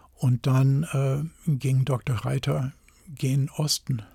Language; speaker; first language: German; non-native, fluent; English